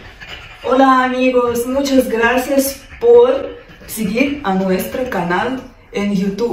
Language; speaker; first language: Spanish; non-native, fluent; Russian